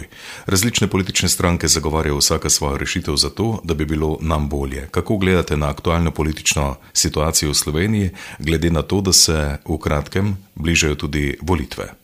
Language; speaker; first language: Slovenian; native; Slovenian